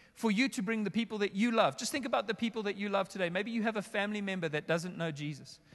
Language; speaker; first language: English; native; English